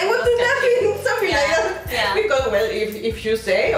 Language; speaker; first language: English; non-native, learner; Spanish